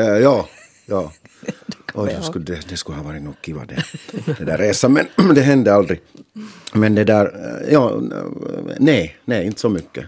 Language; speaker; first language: Swedish; non-native, local second language; Finnish